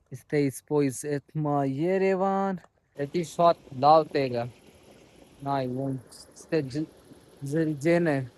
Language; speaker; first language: Armenian; non-native, learner; Hindi